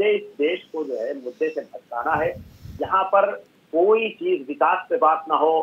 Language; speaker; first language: Hindi; native; Hindi